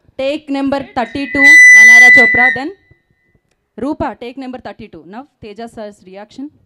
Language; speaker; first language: Telugu; native; Telugu